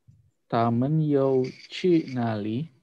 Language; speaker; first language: Chinese; non-native, learner; Indonesian